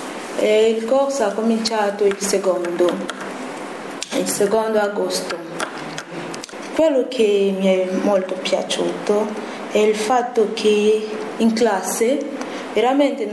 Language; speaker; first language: Italian; non-native, fluent; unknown